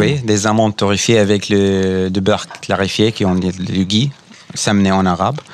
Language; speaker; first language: French; non-native, fluent; Arabic